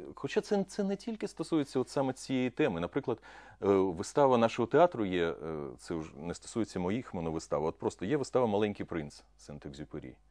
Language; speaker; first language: Ukrainian; non-native, local second language; Russian